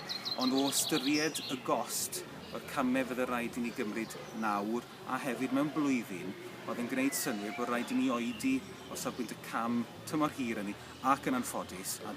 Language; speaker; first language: Welsh; native; Welsh